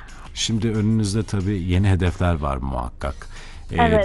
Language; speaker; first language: Turkish; native; Turkish